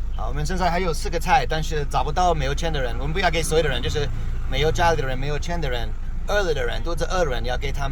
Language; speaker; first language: Chinese; early bilingual, heritage; Chinese